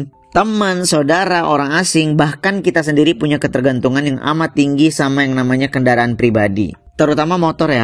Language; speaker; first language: Indonesian; native; Indonesian